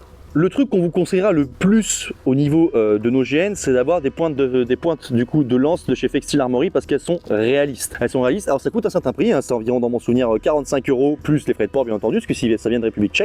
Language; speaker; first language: French; native; French